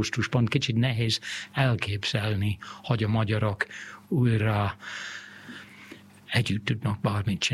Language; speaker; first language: Hungarian; non-native, fluent; English